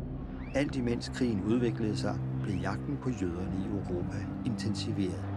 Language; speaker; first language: Danish; native; Danish